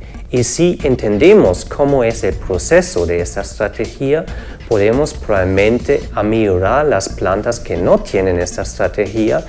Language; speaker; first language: Spanish; non-native, fluent; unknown